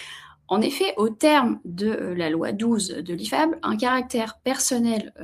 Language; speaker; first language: French; native; French